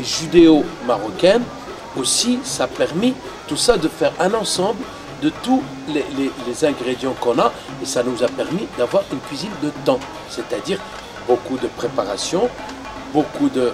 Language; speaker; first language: French; non-native, local second language; Arabic